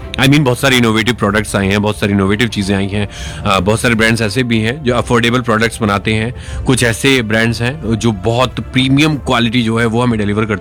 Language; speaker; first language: Hindi; native; Hindi